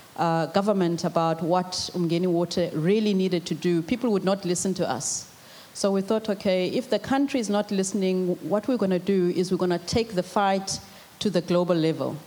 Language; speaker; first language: English; non-native, local second language; Zulu